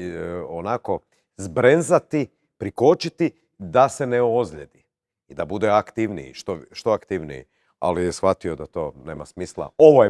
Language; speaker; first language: Croatian; native; Croatian